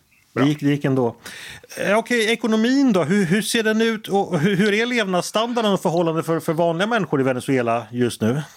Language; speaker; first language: Swedish; native; Swedish